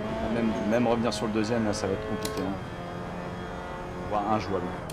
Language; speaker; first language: French; native; French